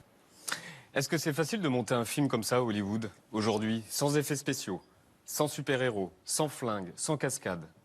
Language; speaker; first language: French; native; French